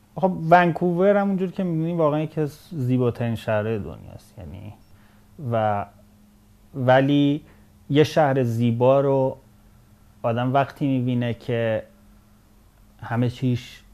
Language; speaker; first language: Persian; native; Persian